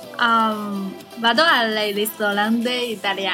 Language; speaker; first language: Italian; non-native, learner; Chinese